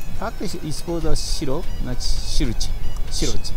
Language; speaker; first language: Bulgarian; non-native, learner; Japanese